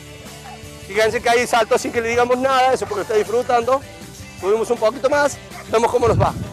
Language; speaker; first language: Spanish; native; Spanish